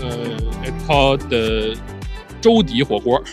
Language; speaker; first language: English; non-native, learner; Chinese